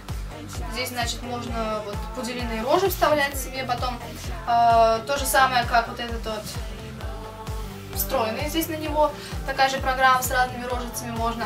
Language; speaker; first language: Russian; native; Russian